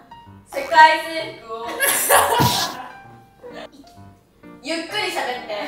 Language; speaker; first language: Japanese; native; Japanese